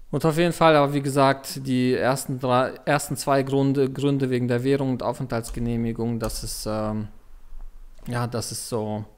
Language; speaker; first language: German; non-native, fluent; Russian